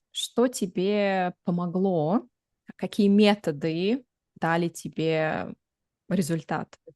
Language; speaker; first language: Russian; native; Russian